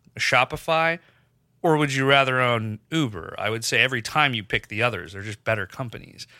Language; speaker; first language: English; non-native, local second language; Urdu